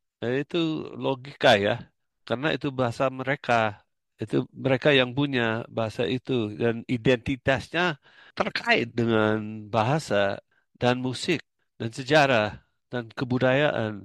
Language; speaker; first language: Indonesian; non-native, fluent; English